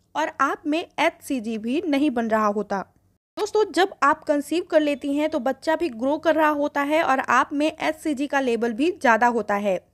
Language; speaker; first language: Hindi; native; Hindi